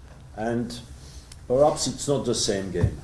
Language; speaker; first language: English; non-native, learner; French